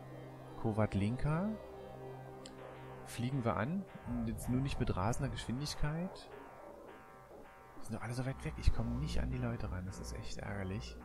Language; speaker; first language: German; native; German